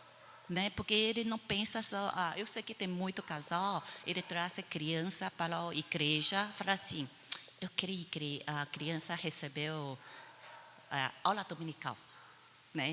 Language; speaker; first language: Portuguese; non-native, fluent; Chinese